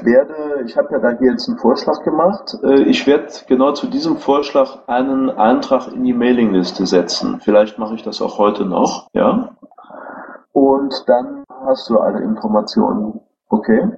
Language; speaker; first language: German; native; German